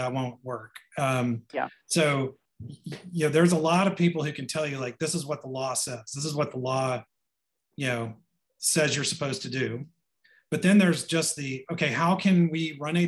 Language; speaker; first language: English; native; English